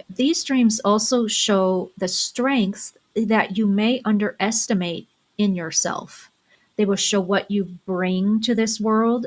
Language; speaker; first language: English; native; English